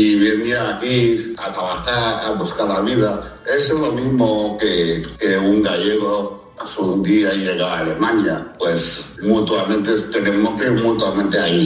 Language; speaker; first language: Spanish; non-native, fluent; Chinese